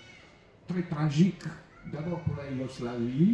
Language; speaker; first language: French; non-native, fluent; Croatian